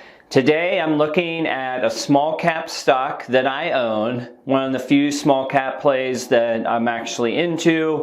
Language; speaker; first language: English; native; English